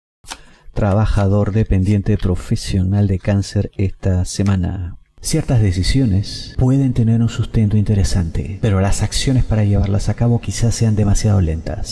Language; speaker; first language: Spanish; native; Spanish